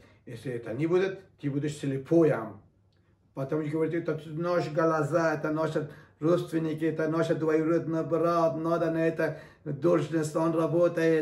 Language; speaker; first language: Russian; non-native, learner; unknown